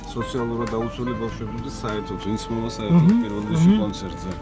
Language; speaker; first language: Georgian; native; Georgian